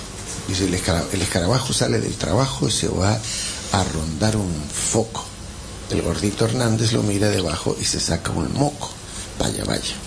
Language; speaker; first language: Spanish; native; Spanish